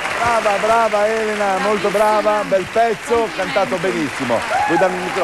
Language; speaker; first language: Italian; native; Italian